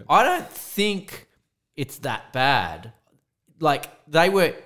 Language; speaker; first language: English; native; English